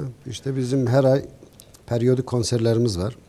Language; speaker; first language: Turkish; native; Turkish